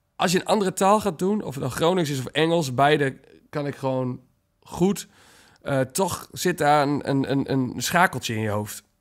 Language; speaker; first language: Dutch; native; Dutch